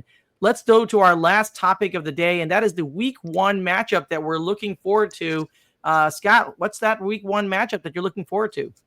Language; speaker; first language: English; native; English